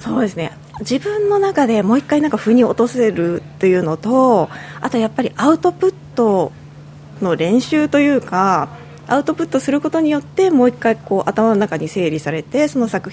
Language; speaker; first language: Japanese; native; Japanese